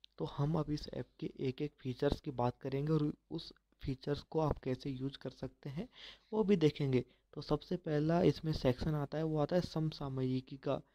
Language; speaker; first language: Hindi; native; Hindi